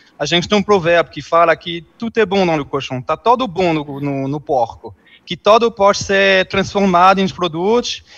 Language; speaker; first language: Portuguese; non-native, fluent; French